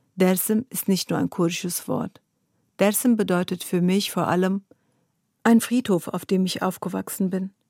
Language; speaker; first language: German; early bilingual, other home language; Kurdish